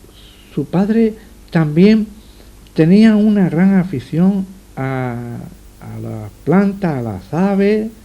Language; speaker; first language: Spanish; native; Spanish